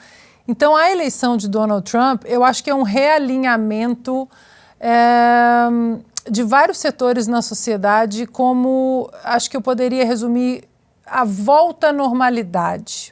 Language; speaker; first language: Portuguese; native; Portuguese